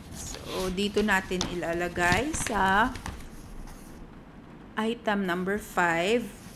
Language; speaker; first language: Filipino; native; Filipino